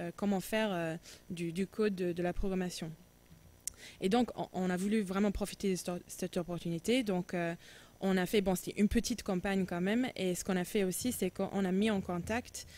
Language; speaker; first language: French; non-native, fluent; English